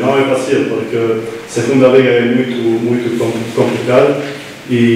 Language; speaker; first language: Portuguese; non-native, learner; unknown